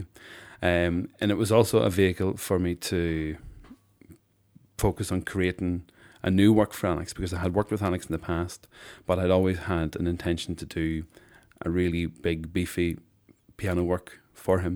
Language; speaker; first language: English; native; English